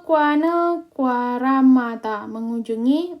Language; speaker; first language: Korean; non-native, fluent; Indonesian